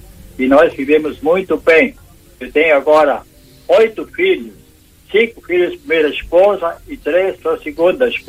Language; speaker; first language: Portuguese; non-native, local second language; German